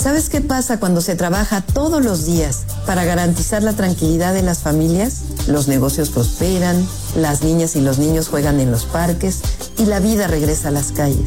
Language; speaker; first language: Spanish; native; Spanish